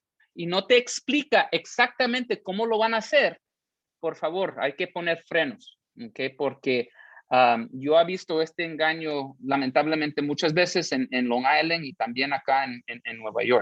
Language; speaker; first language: Spanish; early bilingual, heritage; Spanish